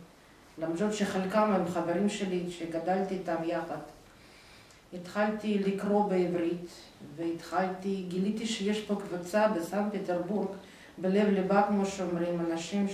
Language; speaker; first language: Hebrew; non-native, fluent; Russian